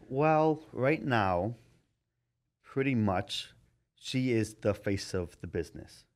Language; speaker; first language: English; native; English